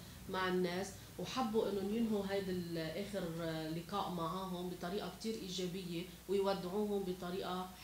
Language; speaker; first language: Arabic; native; Arabic